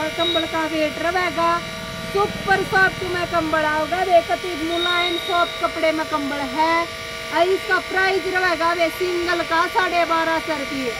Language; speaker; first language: Hindi; native; Hindi